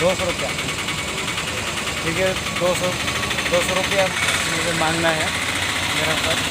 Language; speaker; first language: Hindi; non-native, local second language; Assamese